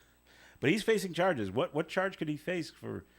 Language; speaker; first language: English; native; English